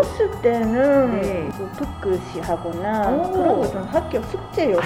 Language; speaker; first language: Korean; non-native, fluent; Japanese